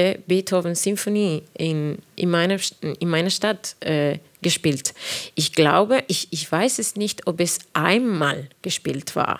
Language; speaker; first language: German; non-native, fluent; Spanish